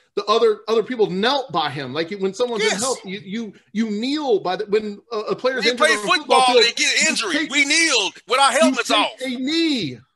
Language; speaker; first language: English; native; English